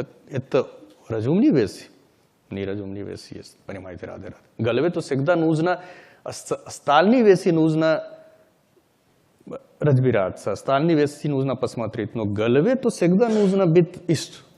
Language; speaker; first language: Russian; non-native, learner; Hindi